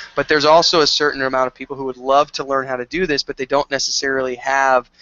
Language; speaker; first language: English; native; English